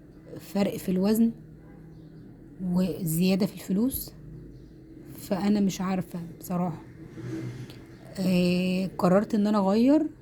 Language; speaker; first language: Arabic; native; Arabic